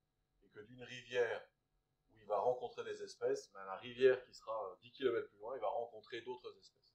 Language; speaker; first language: French; native; French